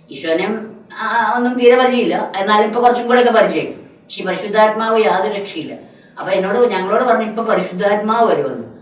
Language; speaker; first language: Malayalam; non-native, local second language; Tamil